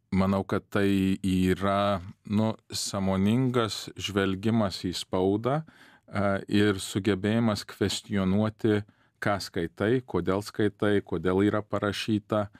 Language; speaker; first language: Lithuanian; early bilingual, heritage; Lithuanian